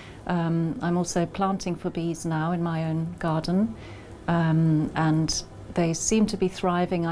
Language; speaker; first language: English; non-native, fluent; Dutch